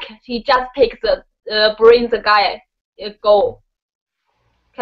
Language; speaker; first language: English; non-native, learner; Chinese